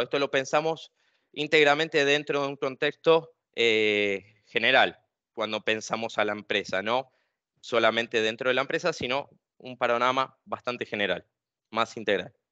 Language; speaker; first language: Spanish; native; Spanish